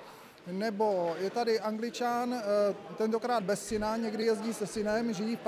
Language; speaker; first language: Czech; native; Czech